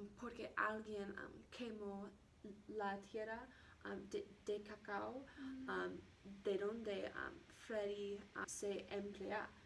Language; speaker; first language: Spanish; non-native, learner; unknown